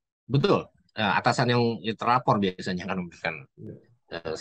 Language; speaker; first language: Indonesian; native; Indonesian